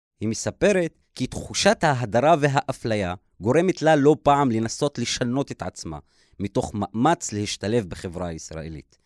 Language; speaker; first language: Hebrew; non-native, local second language; Arabic